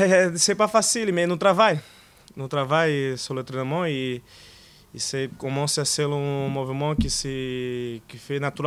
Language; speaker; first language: French; non-native, learner; Portuguese